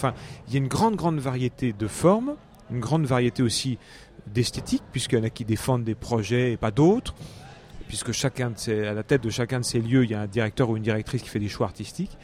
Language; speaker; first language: French; native; French